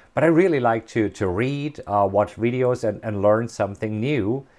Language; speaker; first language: English; non-native, fluent; German